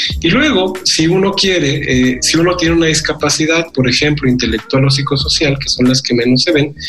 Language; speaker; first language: Spanish; native; Spanish